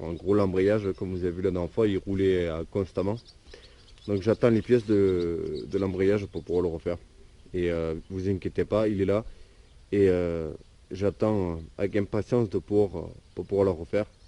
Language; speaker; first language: French; native; French